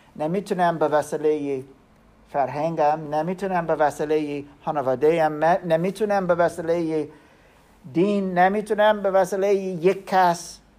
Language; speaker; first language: Persian; non-native, learner; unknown